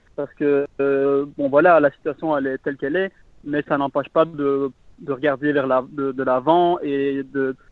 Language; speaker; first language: French; native; French